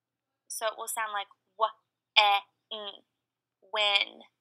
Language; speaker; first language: English; native; English